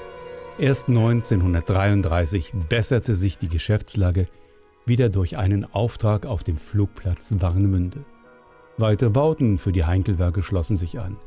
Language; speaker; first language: German; native; German